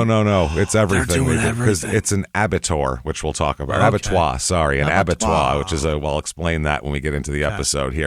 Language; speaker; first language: English; native; English